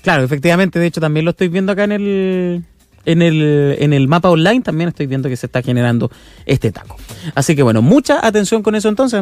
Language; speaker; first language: Spanish; native; Spanish